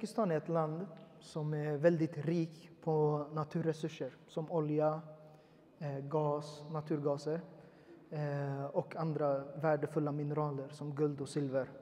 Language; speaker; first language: Swedish; early bilingual, other home language; Uyghur